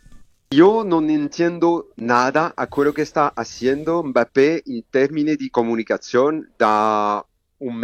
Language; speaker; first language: Spanish; non-native, learner; French